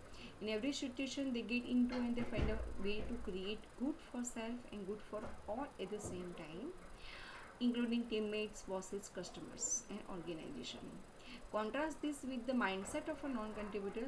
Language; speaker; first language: English; non-native, local second language; Gujarati